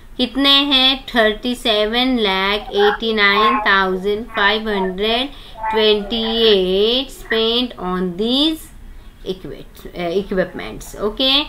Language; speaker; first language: Hindi; non-native, local second language; Marathi